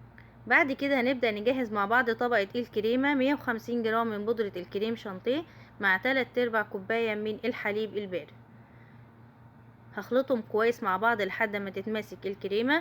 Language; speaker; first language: Arabic; native; Arabic